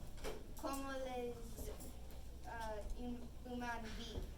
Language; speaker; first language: French; non-native, learner; English